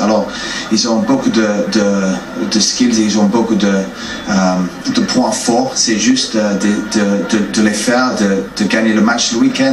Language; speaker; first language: French; non-native, fluent; English